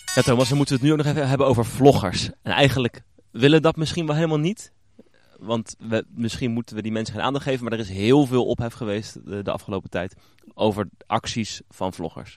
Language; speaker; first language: Dutch; native; Dutch